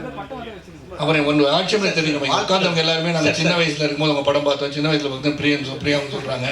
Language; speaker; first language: Tamil; native; Tamil